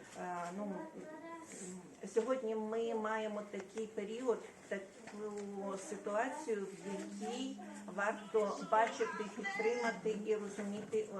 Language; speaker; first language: Ukrainian; native; Ukrainian